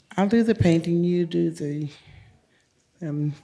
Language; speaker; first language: English; native; English